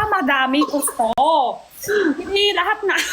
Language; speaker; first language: Filipino; non-native, learner; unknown